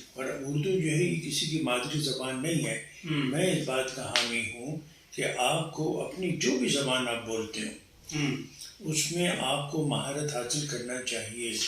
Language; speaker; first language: Urdu; native; Urdu